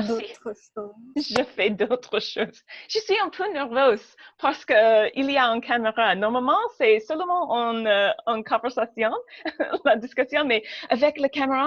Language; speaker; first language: French; non-native, learner; English